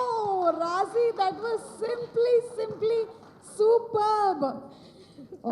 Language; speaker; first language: Telugu; native; Telugu